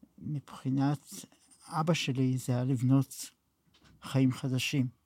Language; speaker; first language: Hebrew; early bilingual, other home language; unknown